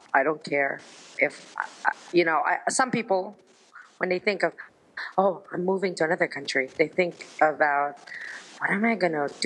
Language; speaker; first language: English; non-native, local second language; Filipino